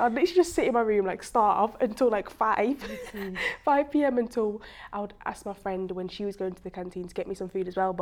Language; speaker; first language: English; native; English